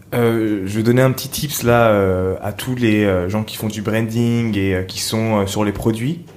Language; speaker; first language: French; native; French